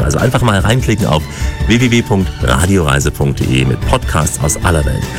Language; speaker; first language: German; native; German